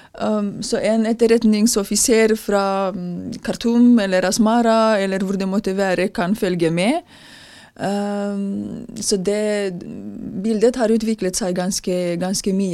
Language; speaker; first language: Norwegian; non-native, fluent; Romanian